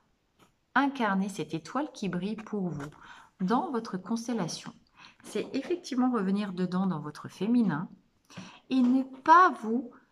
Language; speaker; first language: French; native; French